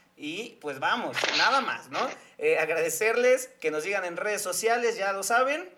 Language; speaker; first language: Spanish; native; Spanish